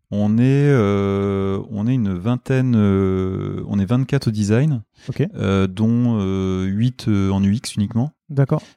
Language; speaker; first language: French; native; French